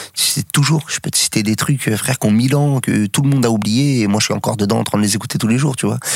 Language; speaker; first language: French; native; French